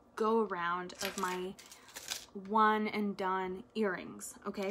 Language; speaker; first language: English; early bilingual, other home language; Spanish